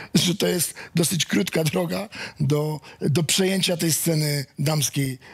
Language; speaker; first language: Polish; native; Polish